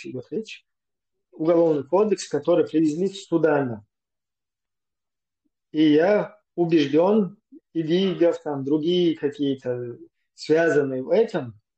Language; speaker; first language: Russian; non-native, local second language; Chechen